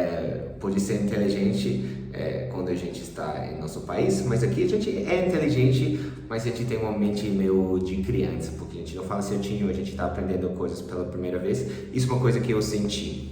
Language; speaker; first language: Portuguese; early bilingual, other home language; English